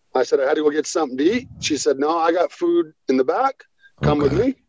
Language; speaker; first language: English; native; English